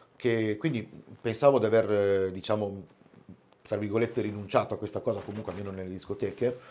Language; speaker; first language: Italian; native; Italian